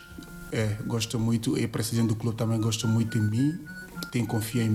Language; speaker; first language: Portuguese; non-native, learner; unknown